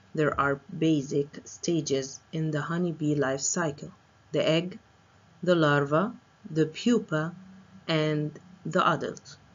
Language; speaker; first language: English; non-native, fluent; Arabic